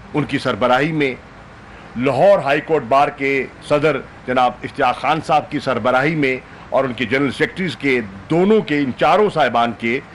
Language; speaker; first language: Urdu; non-native, local second language; Saraiki